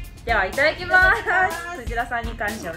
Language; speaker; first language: Japanese; native; Japanese